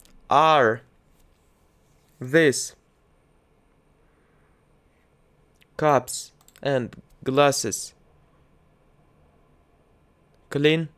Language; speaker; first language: English; non-native, learner; Russian